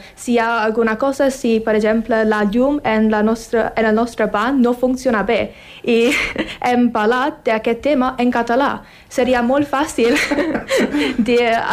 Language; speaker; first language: Catalan; non-native, learner; English